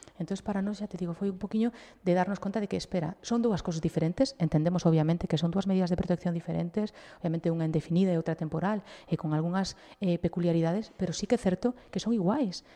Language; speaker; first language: Galician; native; Galician